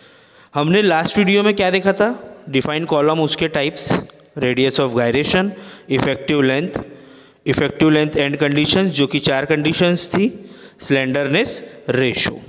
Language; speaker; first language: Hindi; non-native, local second language; Marathi